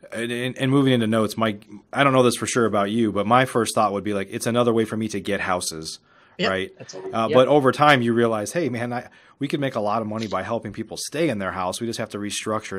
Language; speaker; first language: English; native; English